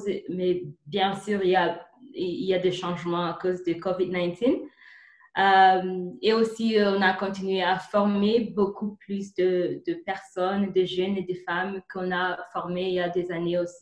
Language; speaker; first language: French; non-native, fluent; Kinyarwanda